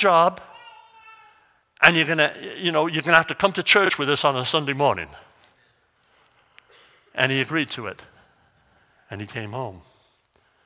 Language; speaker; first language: English; native; English